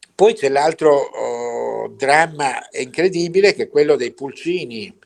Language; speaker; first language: Italian; native; Italian